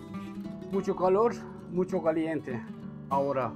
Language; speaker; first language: Spanish; non-native, learner; Turkish